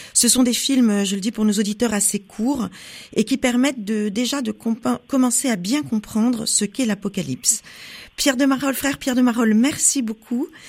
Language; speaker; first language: French; native; French